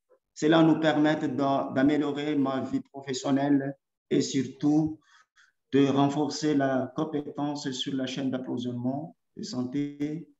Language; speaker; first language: French; non-native, local second language; Malagasy